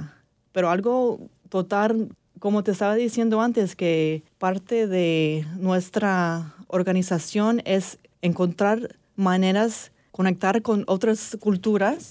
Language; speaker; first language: Spanish; early bilingual, heritage; English